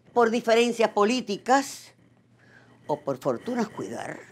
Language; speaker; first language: Spanish; native; Spanish